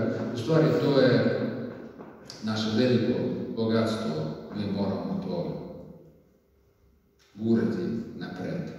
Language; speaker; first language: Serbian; non-native, fluent; Russian